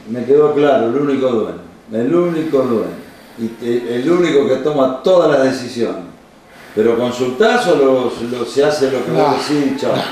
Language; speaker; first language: Spanish; native; Spanish